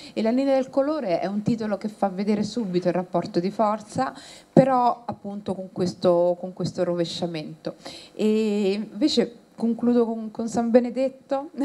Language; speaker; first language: Italian; early bilingual, other home language; Somali